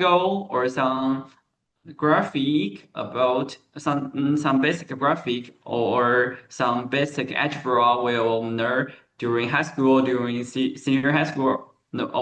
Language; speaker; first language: English; non-native, learner; Chinese